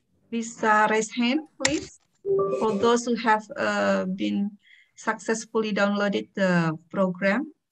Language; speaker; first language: English; non-native, fluent; Indonesian